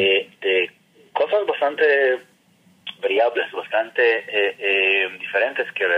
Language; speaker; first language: Spanish; non-native, fluent; Hebrew